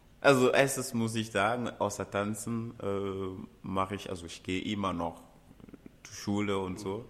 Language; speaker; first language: German; non-native, fluent; Ewe